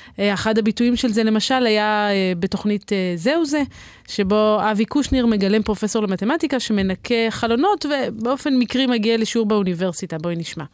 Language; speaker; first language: Hebrew; native; Hebrew